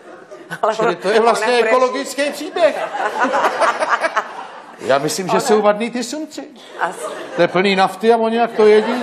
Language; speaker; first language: Czech; native; Czech